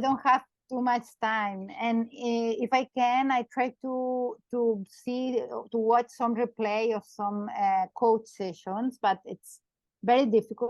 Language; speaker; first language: English; non-native, learner; Catalan